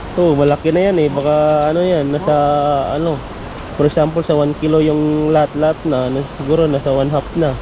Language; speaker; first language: Filipino; native; Filipino